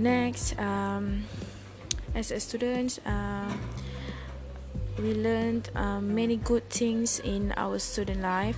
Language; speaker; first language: English; non-native, learner; Malay